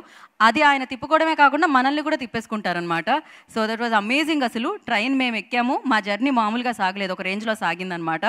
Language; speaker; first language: Telugu; native; Telugu